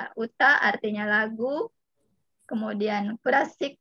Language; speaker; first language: Indonesian; native; Indonesian